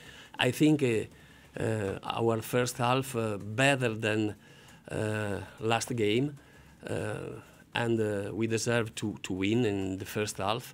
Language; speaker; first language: English; non-native, learner; Italian